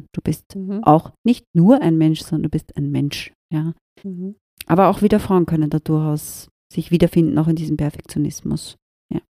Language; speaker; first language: German; native; German